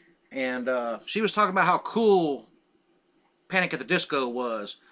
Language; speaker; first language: English; native; English